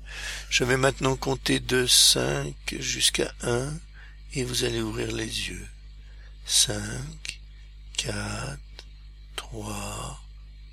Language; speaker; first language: French; native; French